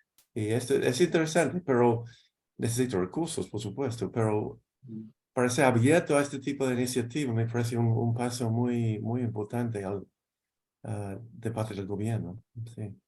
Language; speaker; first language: Spanish; non-native, fluent; English